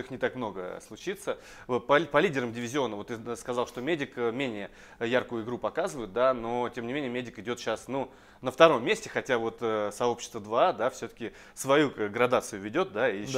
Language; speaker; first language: Russian; native; Russian